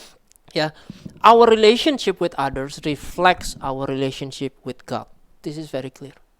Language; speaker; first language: English; non-native, local second language; Indonesian